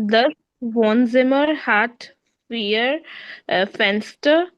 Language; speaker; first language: German; non-native, learner; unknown